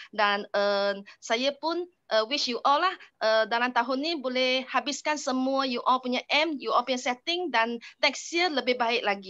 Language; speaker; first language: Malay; non-native, local second language; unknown